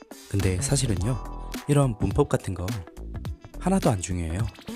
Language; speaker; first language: Korean; native; Korean